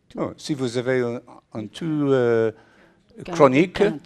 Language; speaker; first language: French; non-native, fluent; English